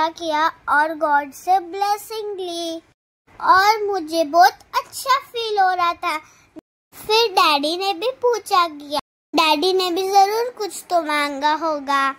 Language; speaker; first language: Hindi; non-native, local second language; Telugu